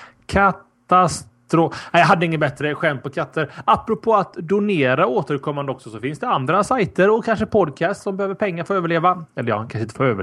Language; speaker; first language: Swedish; native; Swedish